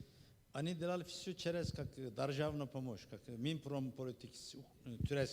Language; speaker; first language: Russian; non-native, learner; Turkish